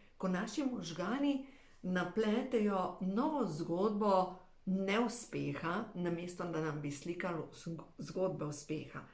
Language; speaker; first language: Slovenian; native; Slovenian